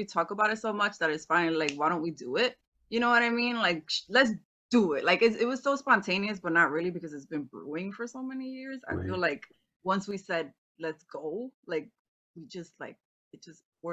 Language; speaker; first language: English; native; English